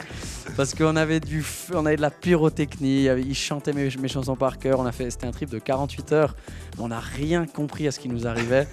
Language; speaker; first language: French; native; French